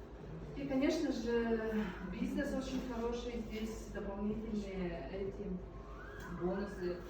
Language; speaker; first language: Russian; non-native, local second language; Yakut